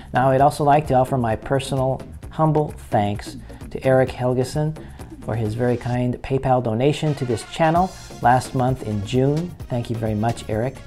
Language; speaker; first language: English; native; English